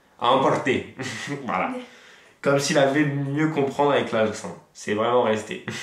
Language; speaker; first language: French; native; French